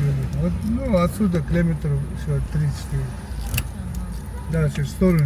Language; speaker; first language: Russian; non-native, local second language; Uzbek